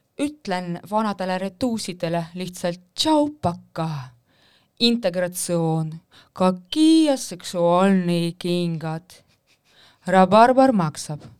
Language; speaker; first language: Estonian; non-native, local second language; Russian